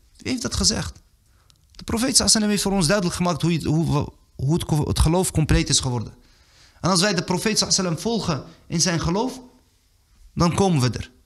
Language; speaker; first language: Dutch; early bilingual, other home language; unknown